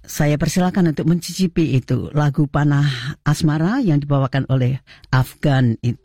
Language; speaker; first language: Indonesian; native; Indonesian